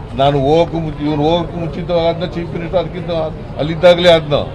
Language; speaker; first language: Kannada; native; Kannada